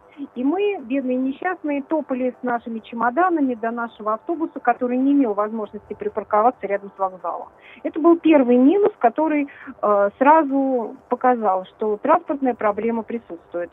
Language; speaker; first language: Russian; native; Russian